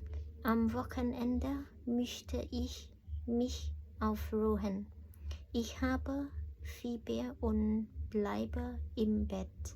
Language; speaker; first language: German; non-native, learner; Khmer